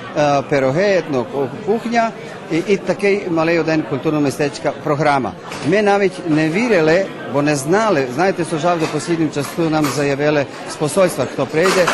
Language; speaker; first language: Ukrainian; early bilingual, heritage; Ukrainian